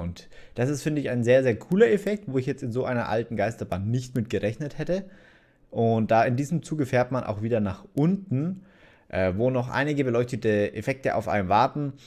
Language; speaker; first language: German; native; German